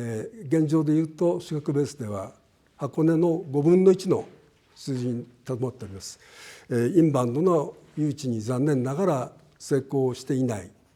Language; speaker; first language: Japanese; native; Japanese